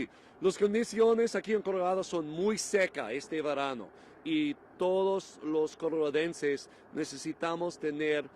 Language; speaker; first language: Spanish; non-native, learner; English